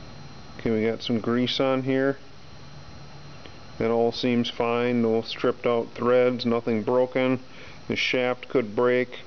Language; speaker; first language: English; native; English